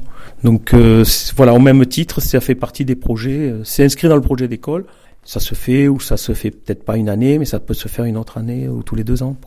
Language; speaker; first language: French; native; French